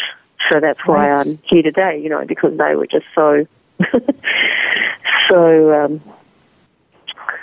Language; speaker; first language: English; native; English